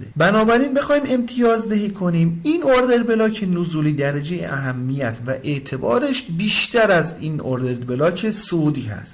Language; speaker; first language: Persian; native; Persian